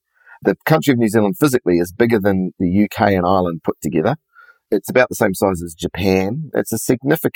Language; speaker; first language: English; native; English